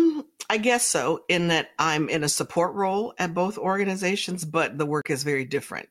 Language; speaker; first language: English; native; English